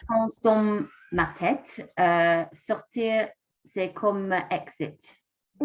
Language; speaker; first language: French; non-native, learner; English